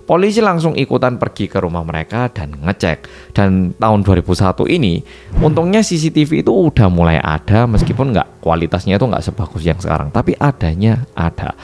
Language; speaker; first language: Indonesian; non-native, fluent; Korean